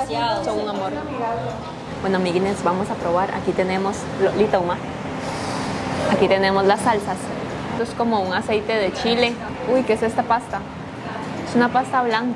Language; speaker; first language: Spanish; native; Spanish